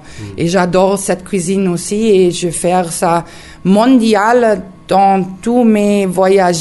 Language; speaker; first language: French; non-native, learner; German